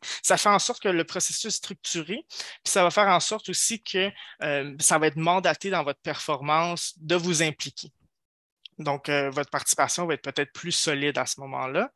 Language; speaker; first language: French; native; French